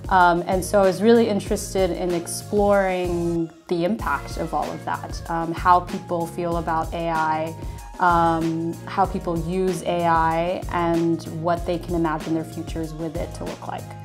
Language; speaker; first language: English; native; English